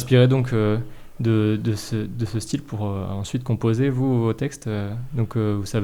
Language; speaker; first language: French; native; French